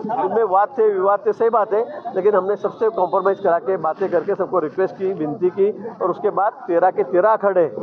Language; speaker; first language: Hindi; non-native, local second language; Marathi